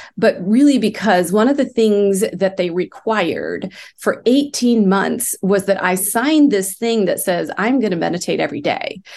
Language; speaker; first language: English; early bilingual, other home language; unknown